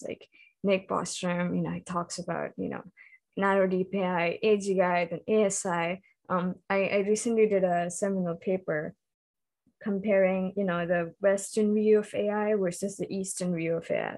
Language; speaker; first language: English; non-native, local second language; Hindi